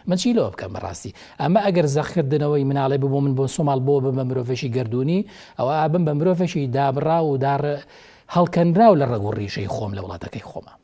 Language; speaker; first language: Central Kurdish; native; Central Kurdish